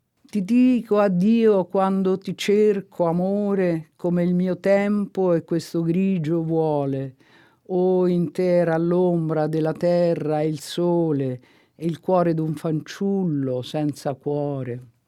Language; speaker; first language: Italian; native; Italian